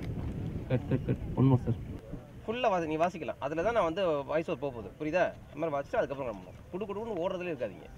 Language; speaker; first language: Tamil; native; Tamil